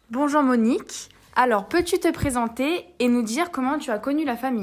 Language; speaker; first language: French; native; French